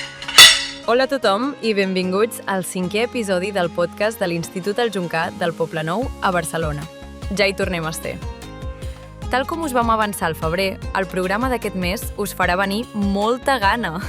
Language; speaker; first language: Catalan; native; Catalan